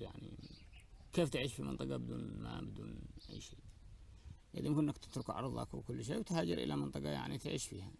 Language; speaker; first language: Arabic; native; Arabic